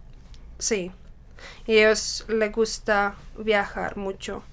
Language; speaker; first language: Spanish; non-native, learner; Czech